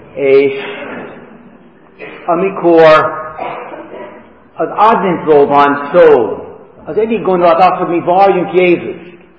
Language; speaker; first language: Hungarian; non-native, fluent; English